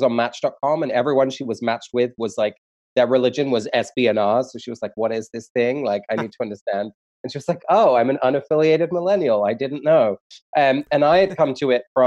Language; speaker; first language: English; native; English